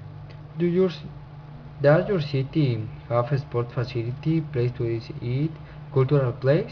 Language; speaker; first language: English; non-native, learner; Spanish